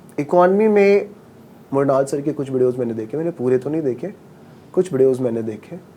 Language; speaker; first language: Hindi; non-native, local second language; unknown